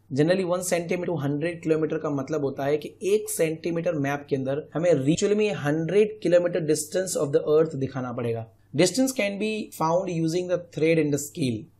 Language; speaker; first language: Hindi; non-native, local second language; Gujarati